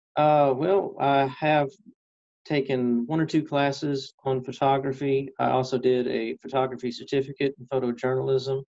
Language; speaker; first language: English; native; English